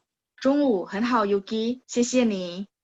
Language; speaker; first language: Chinese; non-native, fluent; Indonesian